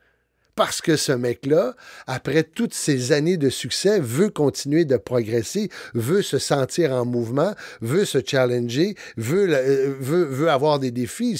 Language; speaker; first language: French; native; French